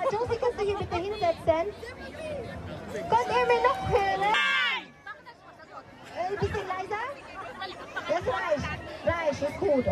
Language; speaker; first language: German; non-native, learner; Filipino